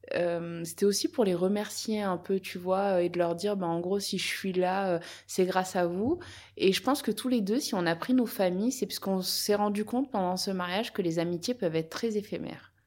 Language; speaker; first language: French; native; French